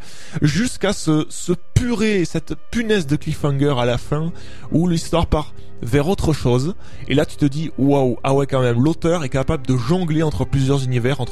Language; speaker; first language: French; native; French